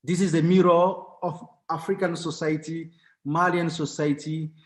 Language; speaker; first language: English; non-native, learner; Bambara